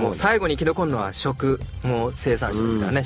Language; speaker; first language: Japanese; native; Japanese